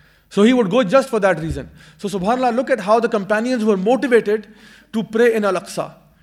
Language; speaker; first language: English; non-native, local second language; Urdu